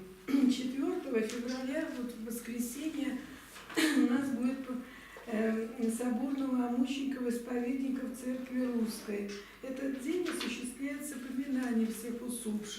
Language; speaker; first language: Russian; native; Russian